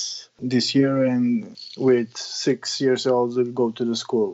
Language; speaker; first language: English; non-native, learner; Serbian